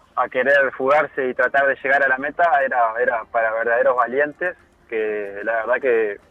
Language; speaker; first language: Spanish; native; Spanish